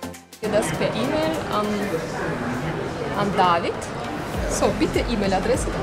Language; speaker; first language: German; non-native, fluent; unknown